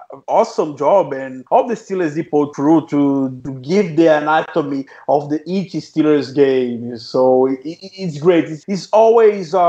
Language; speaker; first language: English; non-native, fluent; Portuguese